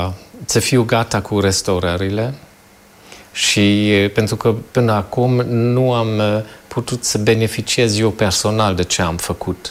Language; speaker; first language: Romanian; non-native, fluent; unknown